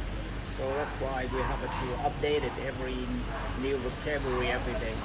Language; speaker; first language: English; non-native, local second language; Vietnamese